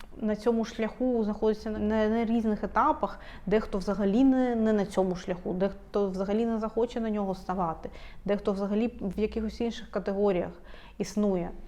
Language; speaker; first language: Ukrainian; non-native, local second language; Russian